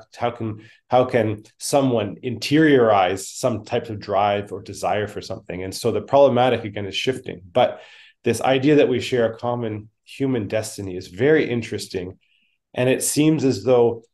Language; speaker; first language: English; native; English